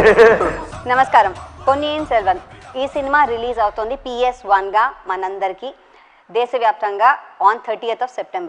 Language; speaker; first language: Telugu; native; Telugu